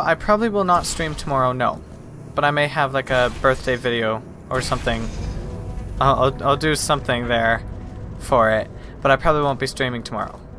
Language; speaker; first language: English; native; English